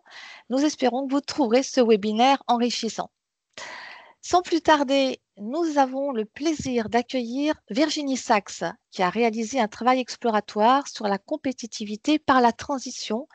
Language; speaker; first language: French; native; French